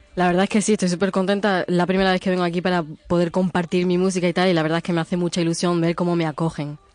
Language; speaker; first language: Spanish; early bilingual, other home language; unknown